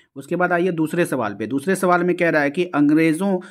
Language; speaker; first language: Hindi; native; Hindi